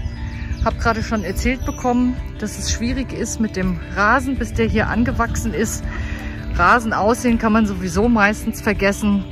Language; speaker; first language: German; native; German